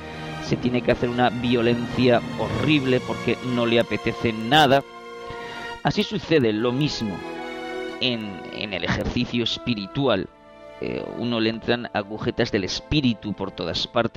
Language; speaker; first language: Spanish; native; Spanish